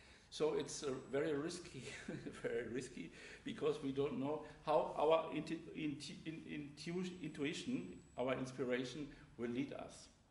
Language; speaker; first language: English; non-native, fluent; German